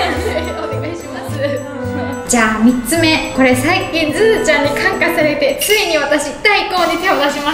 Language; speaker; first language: Japanese; native; Japanese